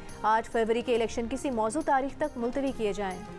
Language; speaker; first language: Urdu; native; Urdu